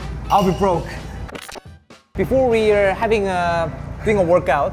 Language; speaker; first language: English; non-native, fluent; Korean